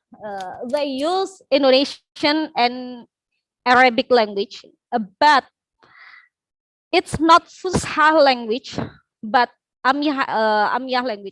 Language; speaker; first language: English; non-native, learner; Indonesian